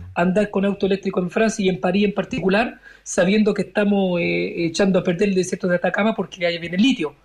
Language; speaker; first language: Spanish; early bilingual, other home language; French